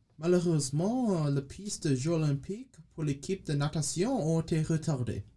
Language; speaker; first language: French; non-native, learner; English